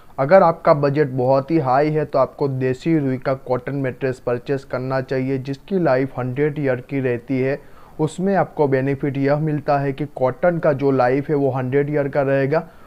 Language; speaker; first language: Hindi; non-native, local second language; Gujarati